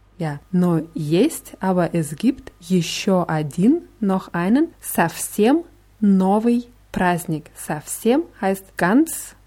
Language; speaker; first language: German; non-native, fluent; Russian